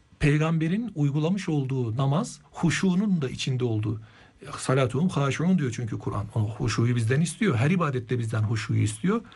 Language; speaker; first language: Turkish; native; Turkish